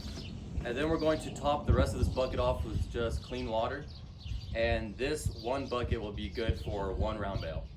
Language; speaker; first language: English; native; English